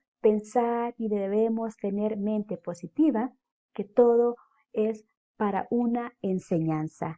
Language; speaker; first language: Spanish; native; Spanish